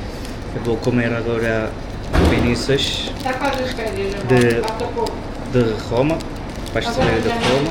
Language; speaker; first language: Portuguese; non-native, learner; Malayalam